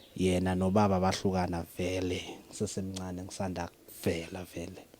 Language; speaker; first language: Zulu; non-native, local second language; Southern Sotho